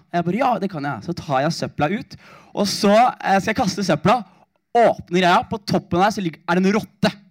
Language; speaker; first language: Norwegian; early bilingual, other home language; Somali